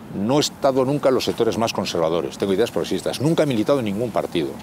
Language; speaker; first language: Spanish; native; Spanish